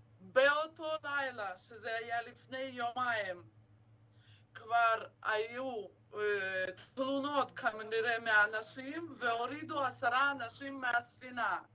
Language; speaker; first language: Hebrew; non-native, fluent; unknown